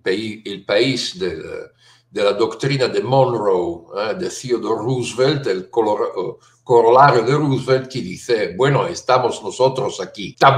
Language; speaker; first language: Spanish; non-native, fluent; Italian